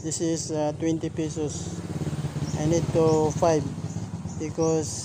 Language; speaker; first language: English; non-native, learner; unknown